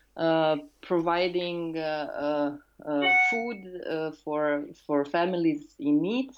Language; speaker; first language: English; non-native, fluent; Serbian